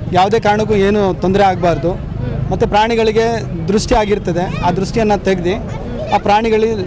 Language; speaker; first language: Kannada; non-native, local second language; Urdu